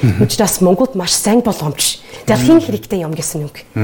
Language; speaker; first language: Mongolian; non-native, learner; English